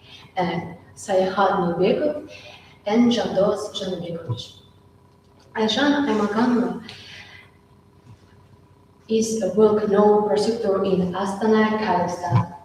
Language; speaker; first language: English; non-native, learner; Russian